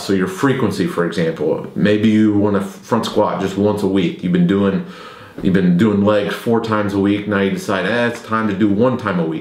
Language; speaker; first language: English; native; English